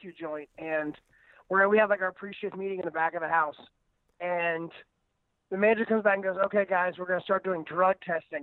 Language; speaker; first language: English; native; English